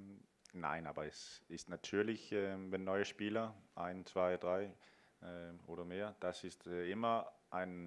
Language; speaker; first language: German; non-native, fluent; Danish